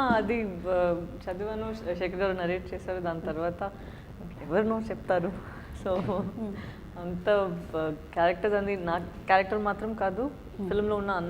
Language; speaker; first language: Telugu; non-native, fluent; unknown